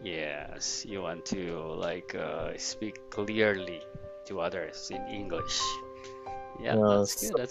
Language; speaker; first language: English; non-native, fluent; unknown